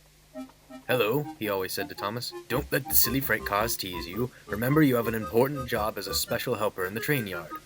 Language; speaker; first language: English; native; English